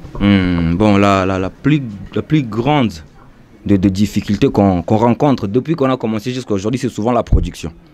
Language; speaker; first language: French; non-native, local second language; Lingala